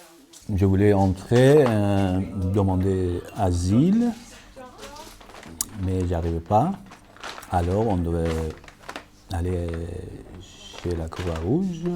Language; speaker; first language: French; non-native, learner; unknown